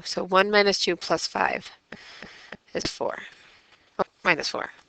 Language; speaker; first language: English; native; English